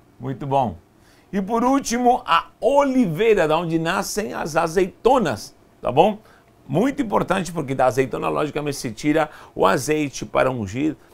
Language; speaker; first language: Portuguese; non-native, fluent; Spanish